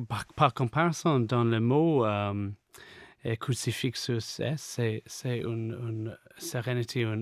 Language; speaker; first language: French; non-native, fluent; English